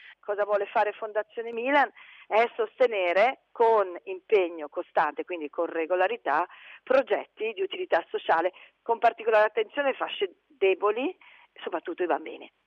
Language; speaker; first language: Italian; native; Italian